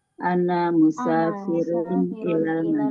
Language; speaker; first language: Arabic; non-native, learner; Indonesian